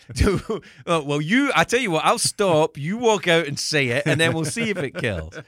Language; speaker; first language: English; native; English